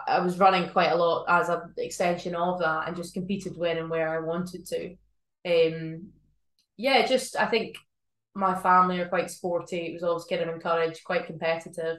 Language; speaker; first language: English; native; English